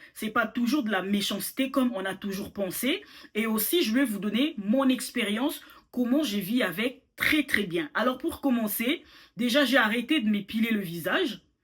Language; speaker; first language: French; non-native, local second language; Lingala